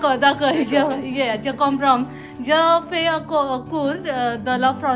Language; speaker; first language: French; non-native, learner; Marathi